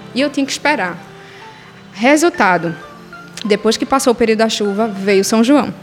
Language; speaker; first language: Portuguese; native; Portuguese